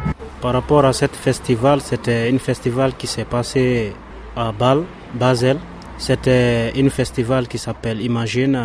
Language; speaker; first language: French; non-native, local second language; Fula